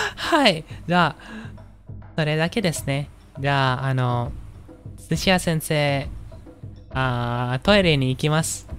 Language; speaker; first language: Japanese; non-native, learner; Indonesian